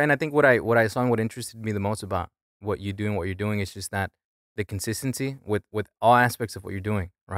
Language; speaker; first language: English; early bilingual, other home language; Spanish